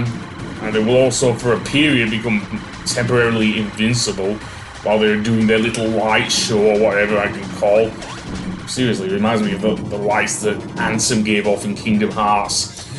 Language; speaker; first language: English; native; English